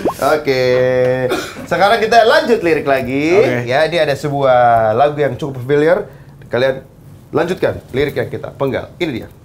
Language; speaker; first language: Indonesian; native; Indonesian